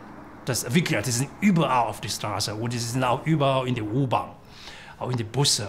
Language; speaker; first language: German; non-native, fluent; Chinese